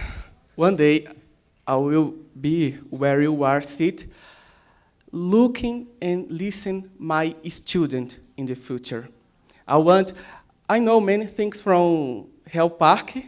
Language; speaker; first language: English; non-native, learner; Portuguese